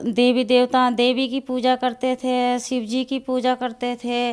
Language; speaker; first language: Hindi; native; Hindi